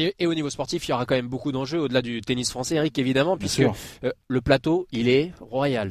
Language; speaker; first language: French; native; French